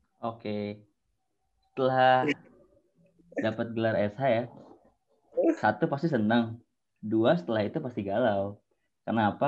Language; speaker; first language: Indonesian; native; Indonesian